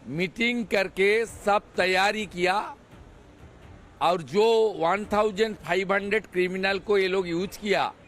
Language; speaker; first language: Hindi; non-native, local second language; Bangla